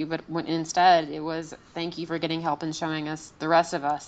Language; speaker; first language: English; native; English